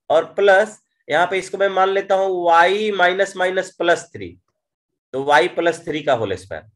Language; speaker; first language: Hindi; native; Hindi